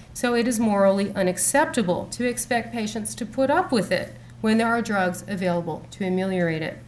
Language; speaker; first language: English; native; English